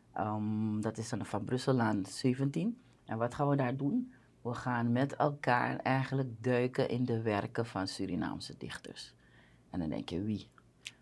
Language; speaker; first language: Dutch; native; Dutch